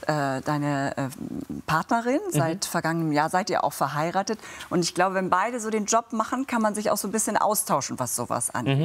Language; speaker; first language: German; native; German